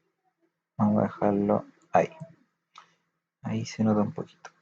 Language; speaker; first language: Spanish; native; Spanish